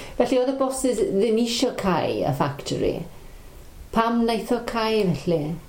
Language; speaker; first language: Welsh; non-native, local second language; English